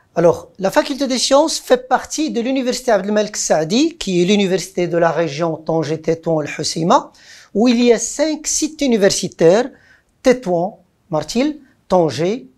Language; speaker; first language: French; non-native, local second language; Arabic